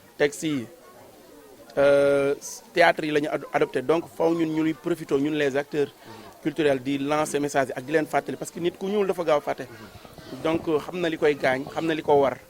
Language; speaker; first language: Wolof; native; Wolof